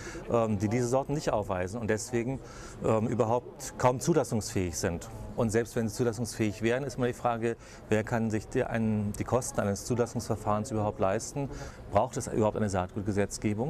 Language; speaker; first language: German; native; German